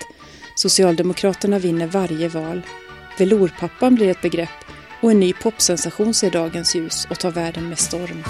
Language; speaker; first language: Swedish; native; Swedish